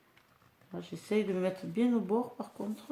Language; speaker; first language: French; native; French